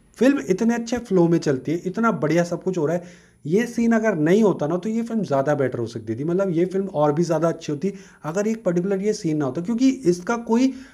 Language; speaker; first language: Hindi; native; Hindi